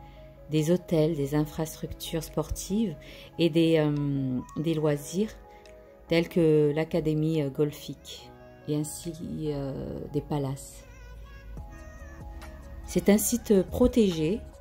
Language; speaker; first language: French; non-native, local second language; Arabic